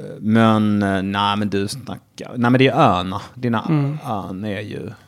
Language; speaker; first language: Swedish; native; Swedish